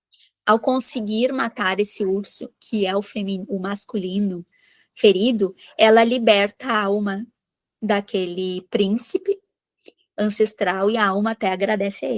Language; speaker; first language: Portuguese; native; Portuguese